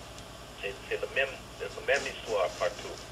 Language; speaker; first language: French; non-native, learner; English